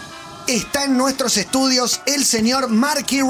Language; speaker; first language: Spanish; native; Spanish